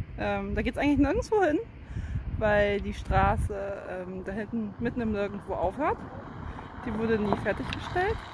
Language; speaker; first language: German; native; German